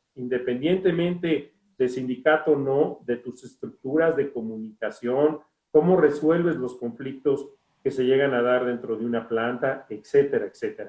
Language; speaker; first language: Spanish; native; Spanish